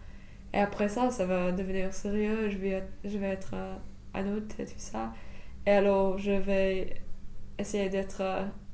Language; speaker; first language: French; non-native, fluent; English